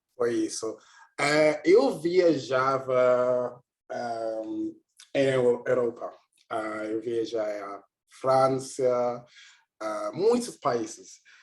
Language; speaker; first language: Portuguese; non-native, learner; English